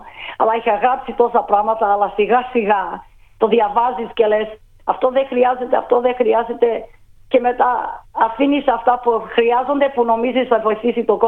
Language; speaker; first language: Greek; early bilingual, heritage; Greek